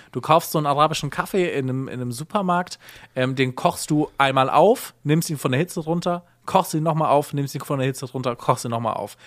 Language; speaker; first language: German; native; German